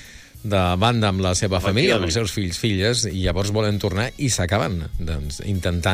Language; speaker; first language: Catalan; native; Catalan